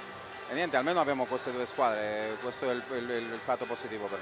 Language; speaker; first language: Italian; non-native, fluent; Spanish